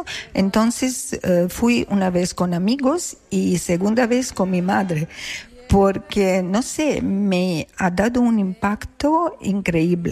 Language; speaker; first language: Spanish; non-native, learner; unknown